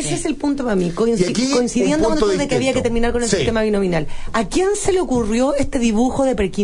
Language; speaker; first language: Spanish; native; Spanish